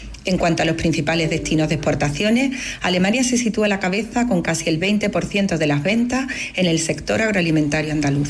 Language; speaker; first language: Spanish; native; Spanish